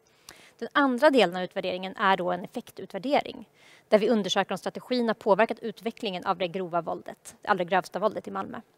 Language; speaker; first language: Swedish; native; Swedish